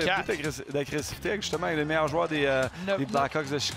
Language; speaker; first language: French; native; French